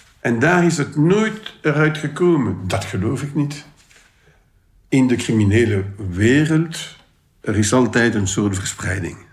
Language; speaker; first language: Dutch; non-native, local second language; French